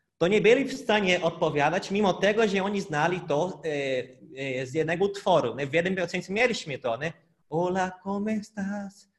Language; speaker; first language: Polish; non-native, fluent; Portuguese